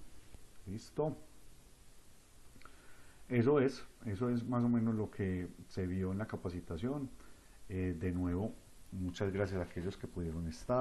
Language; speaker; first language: Spanish; native; Spanish